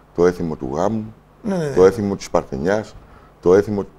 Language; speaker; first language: Greek; native; Greek